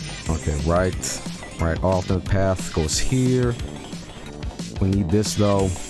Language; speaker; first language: English; non-native, fluent; Swedish